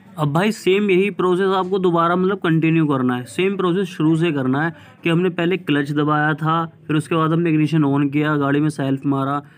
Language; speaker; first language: Hindi; native; Hindi